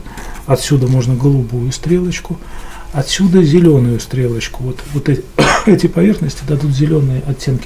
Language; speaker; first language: Russian; native; Russian